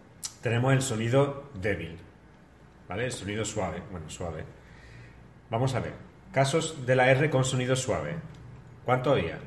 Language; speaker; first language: Spanish; native; Spanish